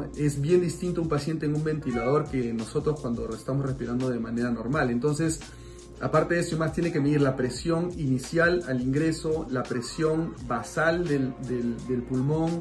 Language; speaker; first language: Spanish; native; Spanish